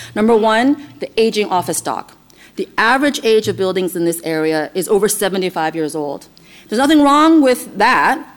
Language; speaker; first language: English; non-native, fluent; Chinese